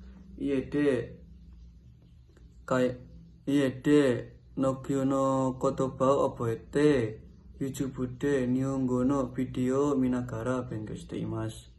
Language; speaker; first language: Japanese; non-native, learner; Indonesian